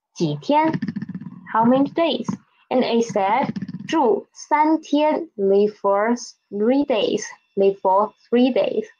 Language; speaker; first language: English; non-native, fluent; Chinese